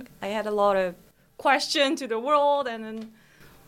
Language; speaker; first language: English; non-native, fluent; Korean